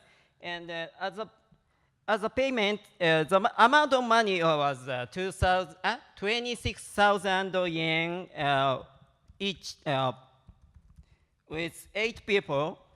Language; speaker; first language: English; non-native, learner; Japanese